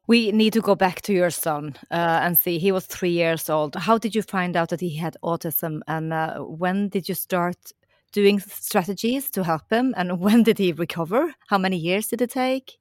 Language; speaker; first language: English; non-native, fluent; Norwegian